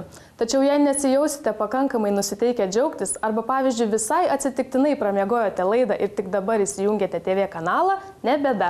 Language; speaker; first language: Lithuanian; native; Lithuanian